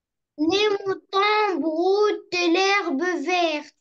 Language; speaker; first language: French; non-native, learner; Arabic